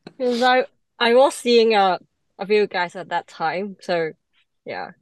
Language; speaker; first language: English; non-native, local second language; Cantonese